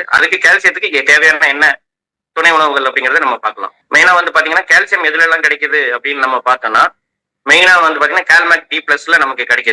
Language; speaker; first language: Tamil; native; Tamil